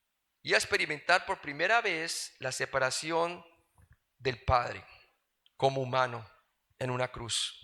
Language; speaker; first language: Spanish; native; Spanish